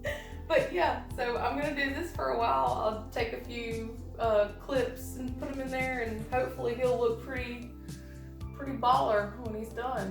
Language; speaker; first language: English; native; English